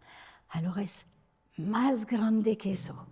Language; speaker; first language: Spanish; non-native, learner; French